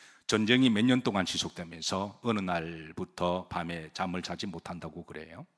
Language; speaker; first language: Korean; native; Korean